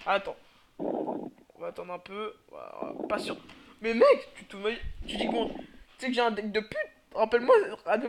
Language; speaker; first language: French; native; French